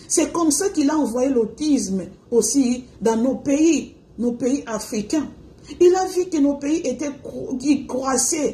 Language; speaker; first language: French; non-native, local second language; Lingala